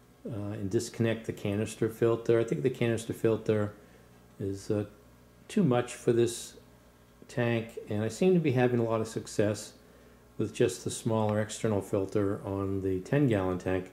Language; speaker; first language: English; native; English